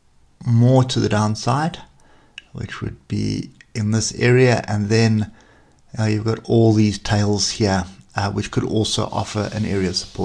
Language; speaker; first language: English; native; English